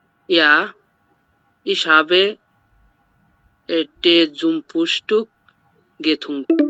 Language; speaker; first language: German; non-native, learner; Bangla